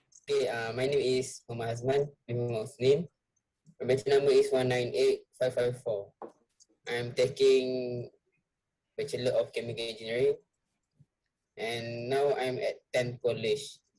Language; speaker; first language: English; non-native, local second language; Malay